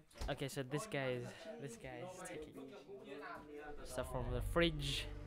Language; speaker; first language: English; non-native, fluent; Vietnamese